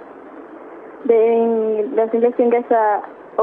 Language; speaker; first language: Spanish; non-native, learner; English